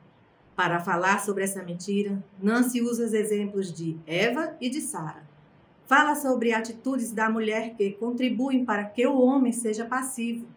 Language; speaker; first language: Portuguese; native; Portuguese